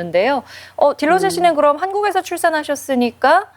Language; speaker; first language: Korean; native; Korean